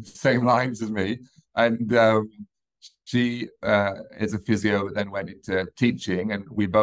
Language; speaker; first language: English; native; English